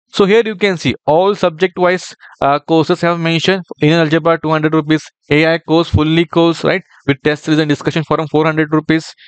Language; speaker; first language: English; non-native, local second language; Marathi